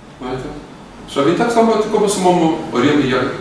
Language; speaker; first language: Ukrainian; early bilingual, heritage; Ukrainian